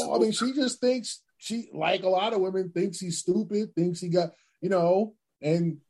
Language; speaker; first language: English; native; English